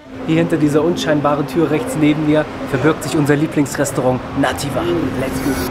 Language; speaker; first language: German; native; German